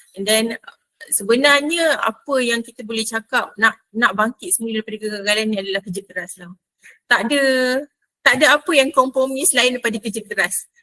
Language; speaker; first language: Malay; native; Malay